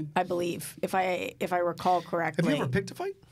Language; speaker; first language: English; native; English